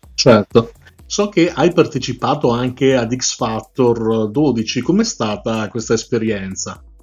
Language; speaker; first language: Italian; native; Italian